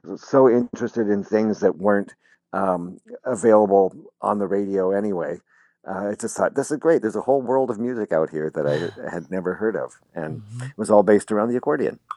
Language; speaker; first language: English; native; English